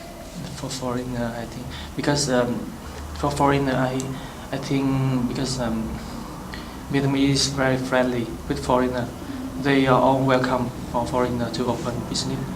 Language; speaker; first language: English; non-native, learner; Vietnamese